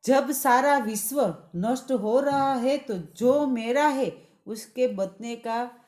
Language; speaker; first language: Hindi; non-native, local second language; Gujarati